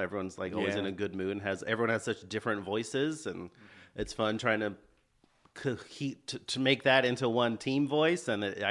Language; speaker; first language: English; native; English